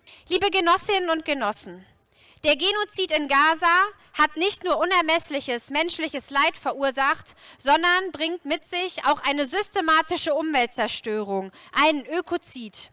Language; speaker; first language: German; native; German